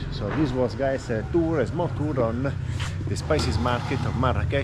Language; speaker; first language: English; non-native, fluent; Italian